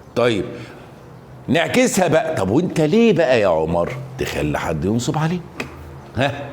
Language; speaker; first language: Egyptian Arabic; native; Egyptian Arabic